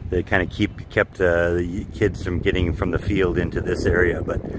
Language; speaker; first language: English; native; English